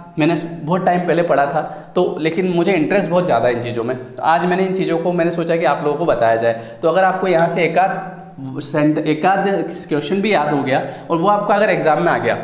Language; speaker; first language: Hindi; native; Hindi